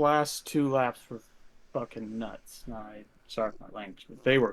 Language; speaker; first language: English; native; English